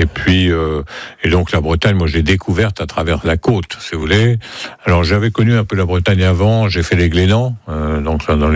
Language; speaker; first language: French; native; French